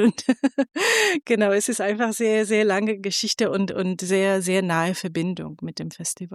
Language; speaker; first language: German; non-native, fluent; Persian